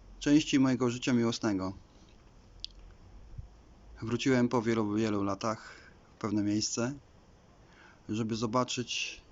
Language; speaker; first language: Polish; native; Polish